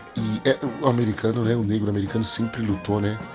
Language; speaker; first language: Portuguese; early bilingual, other home language; English